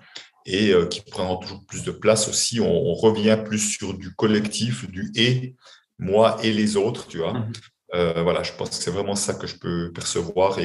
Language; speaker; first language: French; native; French